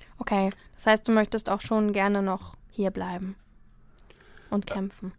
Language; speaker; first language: German; native; German